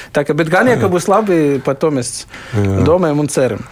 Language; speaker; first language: Latvian; non-native, local second language; Russian